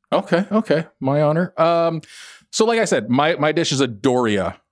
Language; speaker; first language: English; native; English